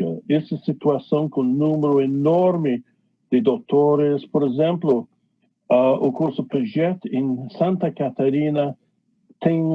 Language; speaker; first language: Portuguese; non-native, fluent; English